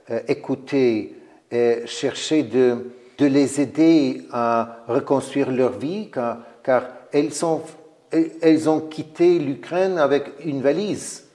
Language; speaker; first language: French; non-native, fluent; Ukrainian